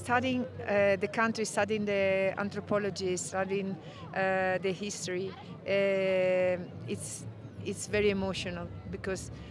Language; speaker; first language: English; non-native, learner; Italian